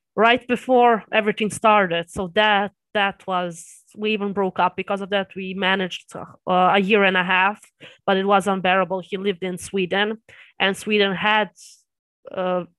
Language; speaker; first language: English; early bilingual, other home language; Serbian